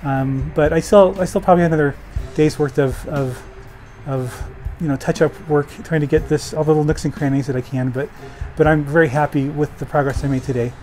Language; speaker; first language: English; native; English